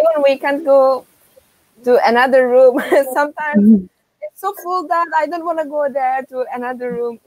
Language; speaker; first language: English; non-native, fluent; Turkish